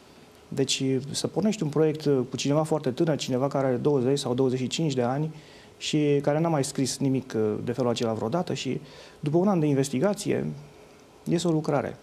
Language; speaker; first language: Romanian; native; Romanian